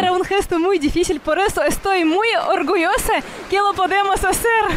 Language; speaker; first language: Spanish; non-native, fluent; Russian